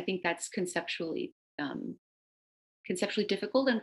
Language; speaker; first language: English; early bilingual, other home language; Romanian